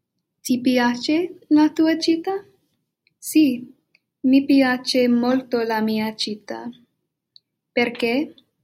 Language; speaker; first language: Italian; non-native, learner; English